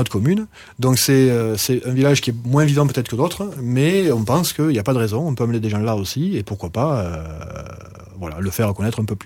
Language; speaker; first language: French; native; French